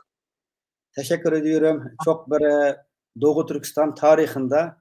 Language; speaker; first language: Turkish; non-native, learner; Uyghur